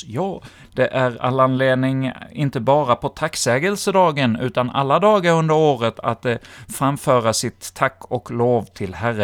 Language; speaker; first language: Swedish; native; Swedish